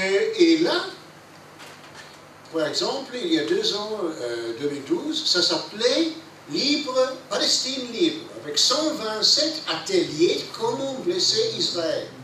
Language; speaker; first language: French; non-native, fluent; English